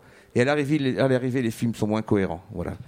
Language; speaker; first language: French; native; French